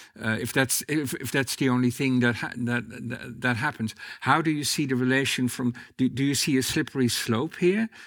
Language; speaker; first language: English; non-native, fluent; Dutch